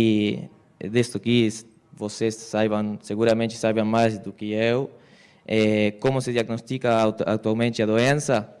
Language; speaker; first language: Portuguese; non-native, fluent; Spanish